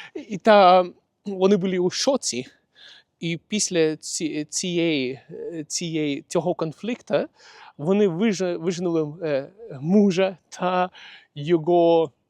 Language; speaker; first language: Ukrainian; non-native, local second language; Russian